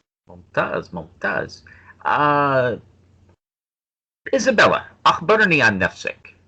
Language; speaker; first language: Arabic; non-native, fluent; English